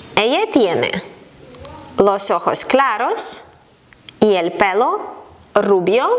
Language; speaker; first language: Spanish; non-native, fluent; Ukrainian